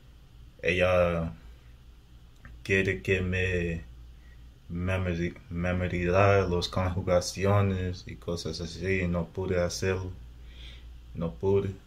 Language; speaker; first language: Spanish; non-native, learner; English